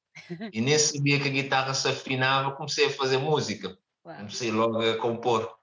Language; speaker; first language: Portuguese; non-native, local second language; Kabuverdianu